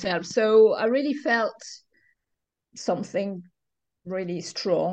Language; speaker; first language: English; non-native, fluent; French